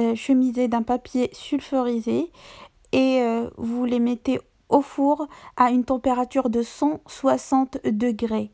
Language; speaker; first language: French; non-native, local second language; Arabic